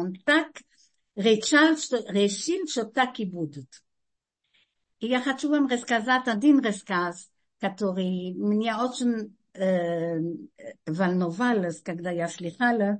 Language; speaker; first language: Russian; non-native, fluent; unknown